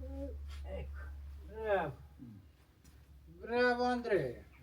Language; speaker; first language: Italian; native; Italian